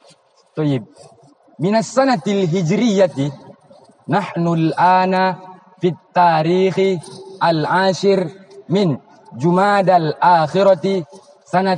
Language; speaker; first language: Arabic; non-native, learner; Indonesian